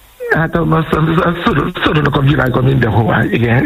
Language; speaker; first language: Hungarian; non-native, fluent; Yoruba